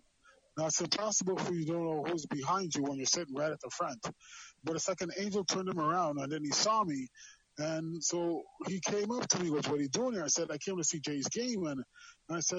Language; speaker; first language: English; native; English